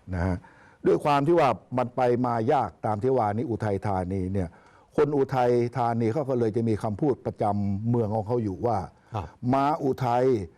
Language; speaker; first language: Thai; native; Thai